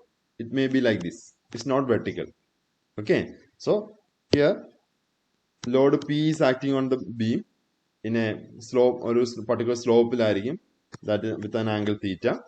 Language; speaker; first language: English; non-native, local second language; Malayalam